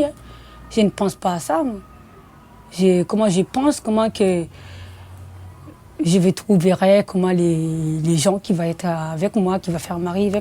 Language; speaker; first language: French; non-native, learner; Malagasy